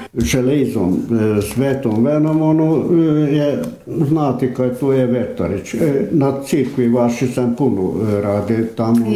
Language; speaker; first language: Serbian; early bilingual, heritage; Croatian